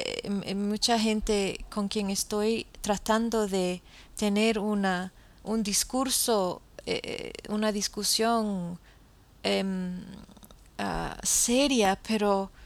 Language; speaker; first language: Spanish; non-native, fluent; English